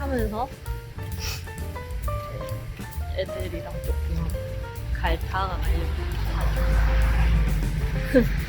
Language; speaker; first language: Korean; native; Korean